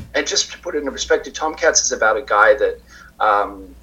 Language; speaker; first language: English; native; English